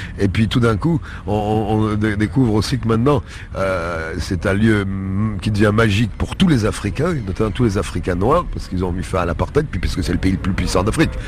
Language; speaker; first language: French; native; French